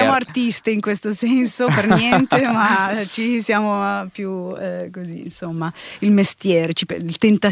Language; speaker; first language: Italian; native; Italian